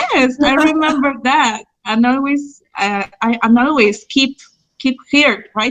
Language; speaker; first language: English; non-native, fluent; Spanish